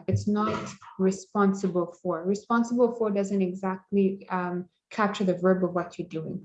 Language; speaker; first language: English; non-native, local second language; Kinyarwanda